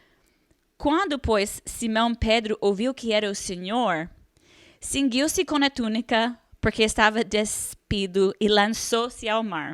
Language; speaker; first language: Portuguese; non-native, fluent; English